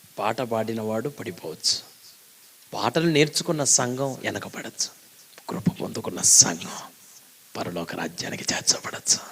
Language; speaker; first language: Telugu; native; Telugu